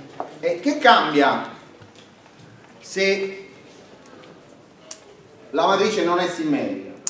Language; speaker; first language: Italian; native; Italian